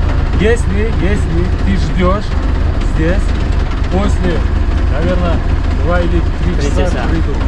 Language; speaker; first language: Russian; non-native, local second language; Uzbek